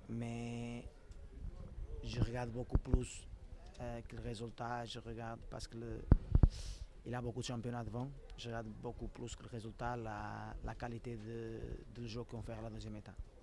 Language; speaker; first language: French; non-native, learner; Portuguese